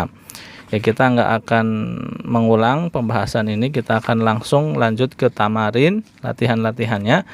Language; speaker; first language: Indonesian; native; Indonesian